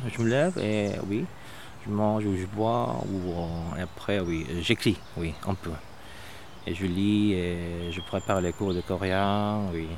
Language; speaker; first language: French; non-native, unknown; Korean